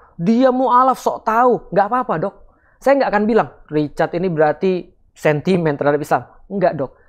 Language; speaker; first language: Indonesian; native; Indonesian